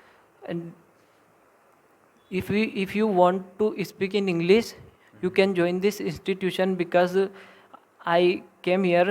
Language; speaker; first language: English; non-native, learner; Hindi